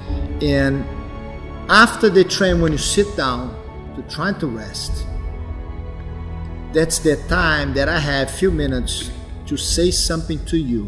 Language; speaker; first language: English; non-native, fluent; Portuguese